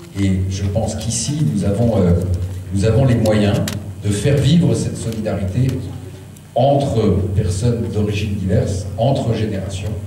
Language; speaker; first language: French; early bilingual, other home language; Swiss German